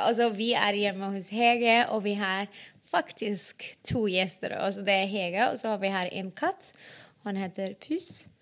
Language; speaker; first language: Norwegian; non-native, fluent; Arabic